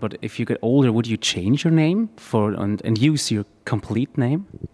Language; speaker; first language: English; non-native, fluent; German